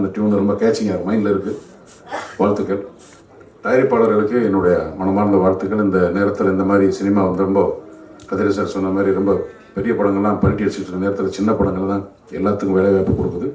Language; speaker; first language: Tamil; native; Tamil